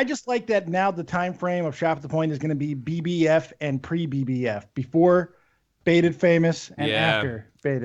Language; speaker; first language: English; native; English